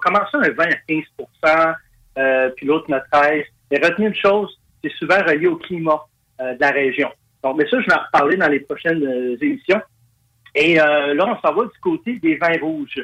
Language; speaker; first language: French; native; French